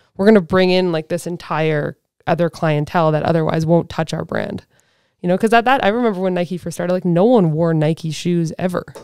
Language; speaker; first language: English; native; English